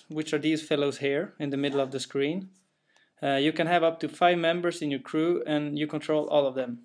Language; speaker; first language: English; non-native, fluent; Swedish